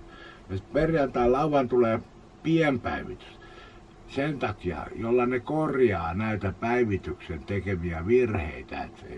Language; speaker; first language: Finnish; native; Finnish